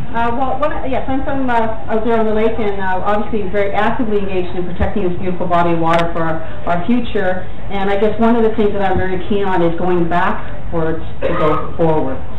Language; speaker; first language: English; native; English